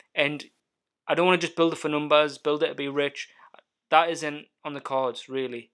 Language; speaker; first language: English; native; English